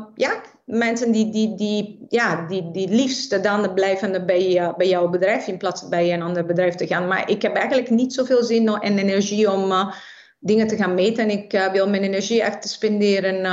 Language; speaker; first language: Dutch; non-native, fluent; Italian